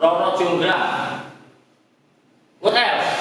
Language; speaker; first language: English; non-native, learner; Indonesian